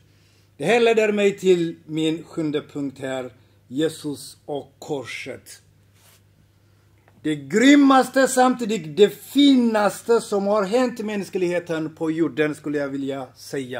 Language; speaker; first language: Swedish; non-native, fluent; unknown